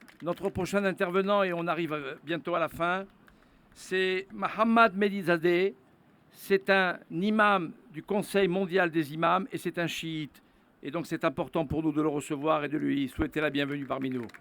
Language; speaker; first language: French; native; French